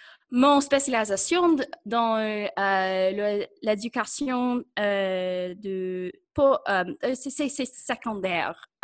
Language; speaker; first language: French; non-native, learner; English